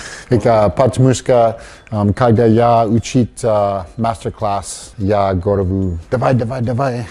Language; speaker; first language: Russian; non-native, learner; English